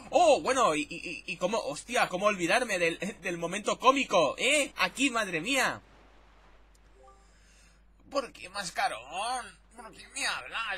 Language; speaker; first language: Spanish; native; Spanish